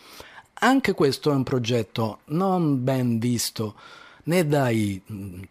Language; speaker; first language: Italian; native; Italian